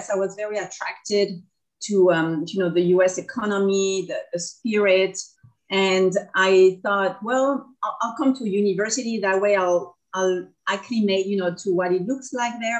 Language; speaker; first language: English; non-native, fluent; French